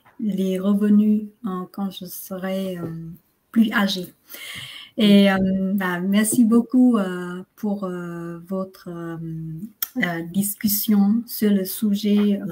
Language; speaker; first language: French; non-native, fluent; Vietnamese